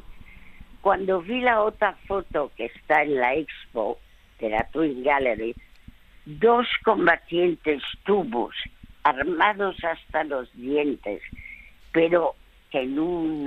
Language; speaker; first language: Spanish; early bilingual, other home language; French